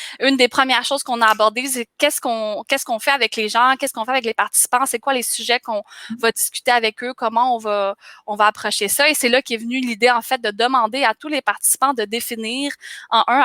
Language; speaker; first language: French; native; French